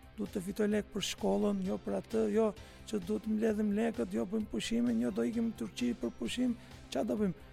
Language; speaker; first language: Albanian; non-native, fluent; Turkish